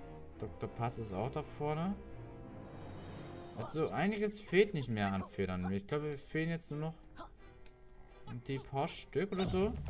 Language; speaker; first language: German; native; German